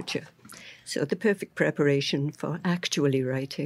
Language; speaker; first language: English; native; English